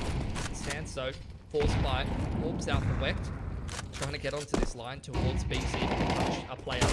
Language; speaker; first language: English; native; English